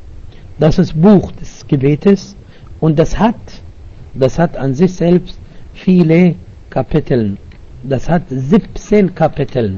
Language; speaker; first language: German; non-native, learner; Arabic